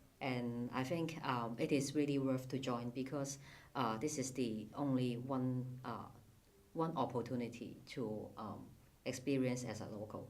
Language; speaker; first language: English; non-native, fluent; Cantonese